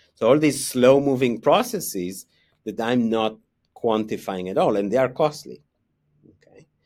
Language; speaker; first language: English; non-native, fluent; Hebrew